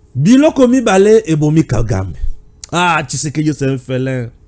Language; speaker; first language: French; non-native, local second language; Luba-Lulua